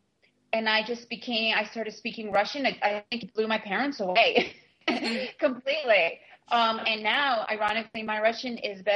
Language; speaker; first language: English; early bilingual, other home language; Russian